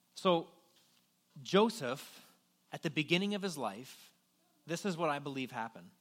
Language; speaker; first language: English; native; English